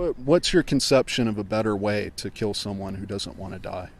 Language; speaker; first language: English; native; English